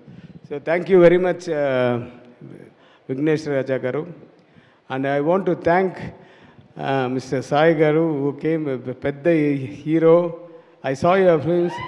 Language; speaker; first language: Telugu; non-native, learner; Tamil